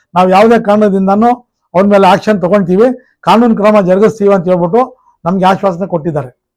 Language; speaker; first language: Kannada; non-native, local second language; Urdu